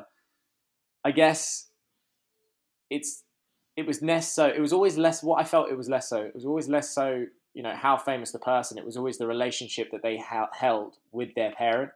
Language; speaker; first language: English; native; English